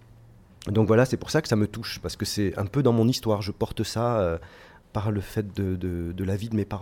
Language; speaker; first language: French; native; French